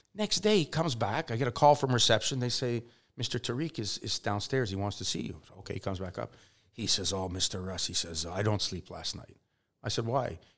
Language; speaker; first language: English; native; English